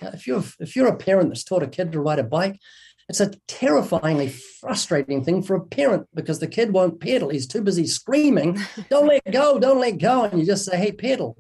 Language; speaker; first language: English; native; English